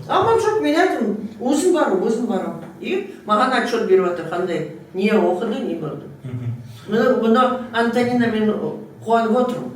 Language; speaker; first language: Kazakh; non-native, local second language; Russian